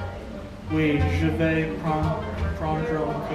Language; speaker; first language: French; non-native, learner; English